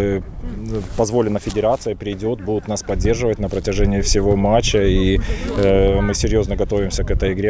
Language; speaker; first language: Russian; native; Russian